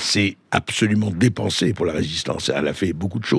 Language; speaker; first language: French; native; French